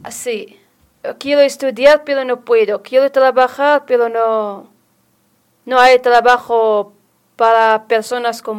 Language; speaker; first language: Spanish; non-native, learner; Arabic